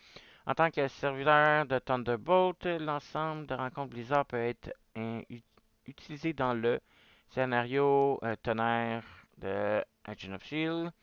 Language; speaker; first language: French; native; French